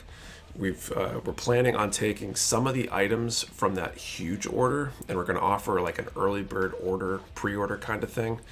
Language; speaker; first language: English; native; English